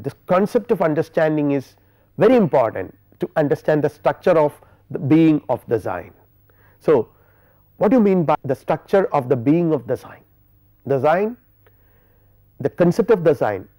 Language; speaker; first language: English; non-native, local second language; Malayalam